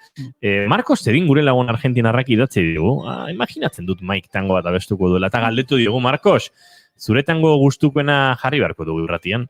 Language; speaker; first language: Basque; native; Basque